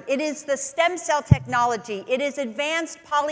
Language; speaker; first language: English; native; English